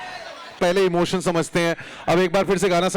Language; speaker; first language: Hindi; native; Hindi